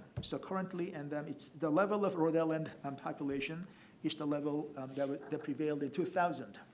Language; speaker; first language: English; non-native, fluent; Korean